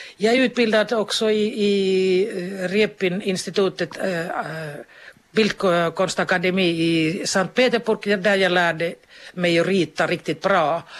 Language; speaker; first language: Swedish; non-native, local second language; Finnish